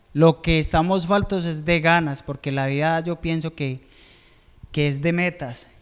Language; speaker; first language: Spanish; native; Spanish